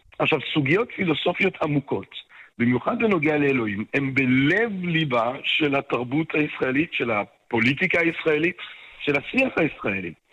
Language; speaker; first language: Hebrew; non-native, fluent; French